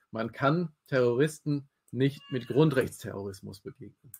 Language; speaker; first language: German; native; German